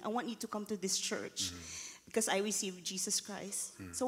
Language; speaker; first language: English; non-native, local second language; Filipino